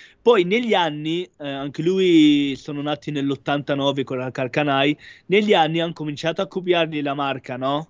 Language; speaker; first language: Italian; non-native, fluent; Arabic